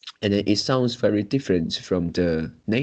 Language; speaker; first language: English; non-native, local second language; Chinese